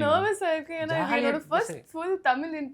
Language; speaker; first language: Tamil; non-native, learner; Telugu